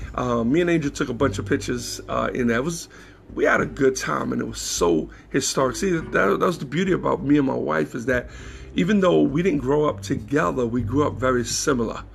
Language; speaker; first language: English; native; English